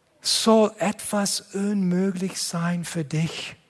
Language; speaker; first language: German; non-native, fluent; English